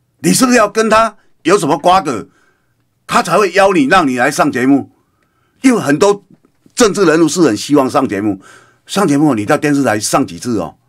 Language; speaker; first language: Chinese; native; Chinese